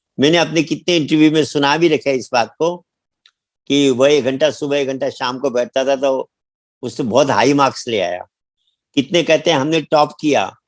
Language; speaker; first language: Hindi; native; Hindi